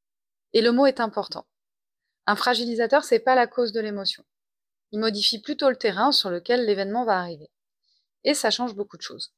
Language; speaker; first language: French; native; French